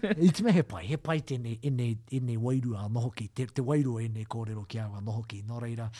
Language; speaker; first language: Māori; non-native, local second language; English